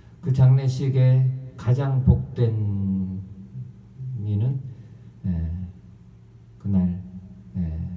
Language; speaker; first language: Korean; native; Korean